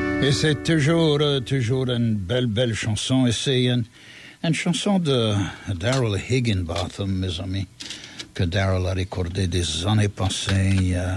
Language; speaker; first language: French; early bilingual, heritage; French